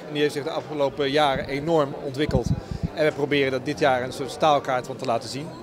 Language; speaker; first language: Dutch; native; Dutch